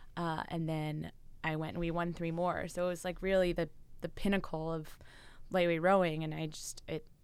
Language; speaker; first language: English; native; English